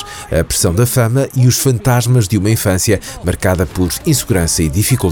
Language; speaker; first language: Portuguese; native; Portuguese